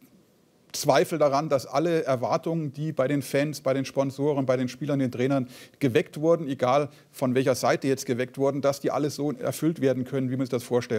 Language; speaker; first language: German; native; German